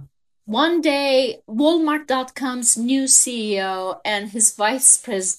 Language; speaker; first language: English; non-native, fluent; Turkish